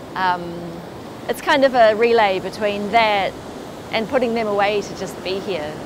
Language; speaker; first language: English; native; English